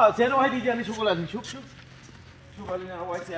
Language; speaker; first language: Arabic; non-native, learner; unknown